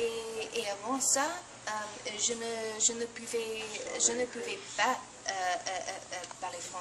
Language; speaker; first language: French; non-native, learner; English